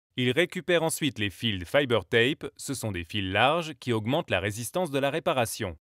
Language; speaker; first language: French; native; French